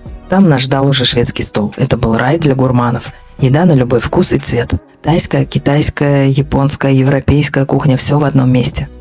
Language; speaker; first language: Russian; native; Russian